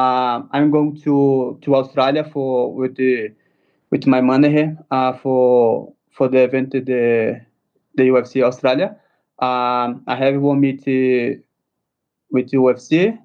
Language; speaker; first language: English; non-native, learner; Portuguese